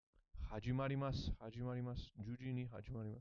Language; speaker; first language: Japanese; non-native, learner; English